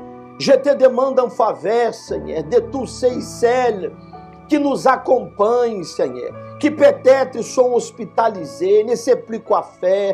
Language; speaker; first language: French; non-native, fluent; Portuguese